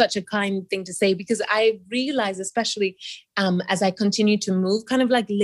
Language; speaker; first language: English; non-native, local second language; Yoruba